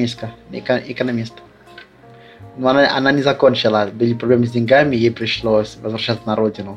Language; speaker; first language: Russian; early bilingual, other home language; Lingala